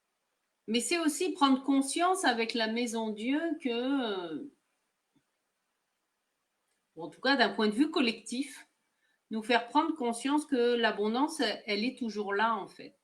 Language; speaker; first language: French; native; French